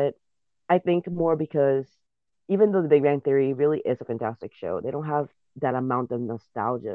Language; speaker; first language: English; non-native, fluent; Spanish